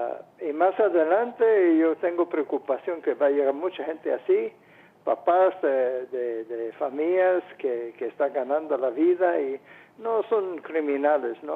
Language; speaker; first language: Spanish; non-native, fluent; English